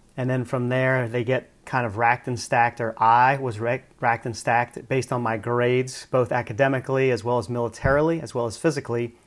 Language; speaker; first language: English; native; English